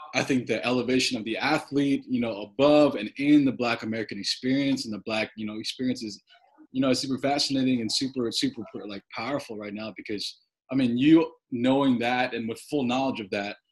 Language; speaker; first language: English; native; English